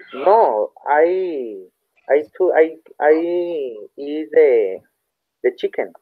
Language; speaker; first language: English; non-native, learner; Spanish